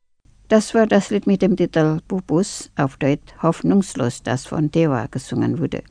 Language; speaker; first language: German; non-native, fluent; Indonesian